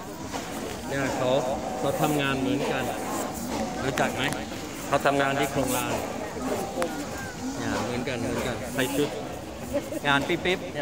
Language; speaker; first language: Thai; native; Thai